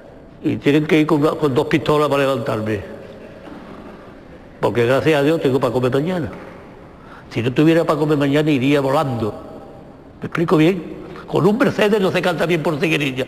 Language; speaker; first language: Spanish; native; Spanish